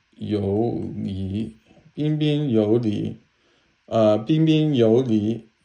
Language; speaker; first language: Chinese; non-native, learner; English